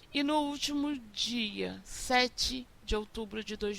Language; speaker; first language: Portuguese; native; Portuguese